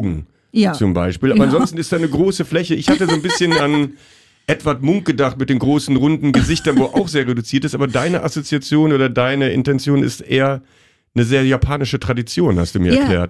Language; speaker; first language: German; native; German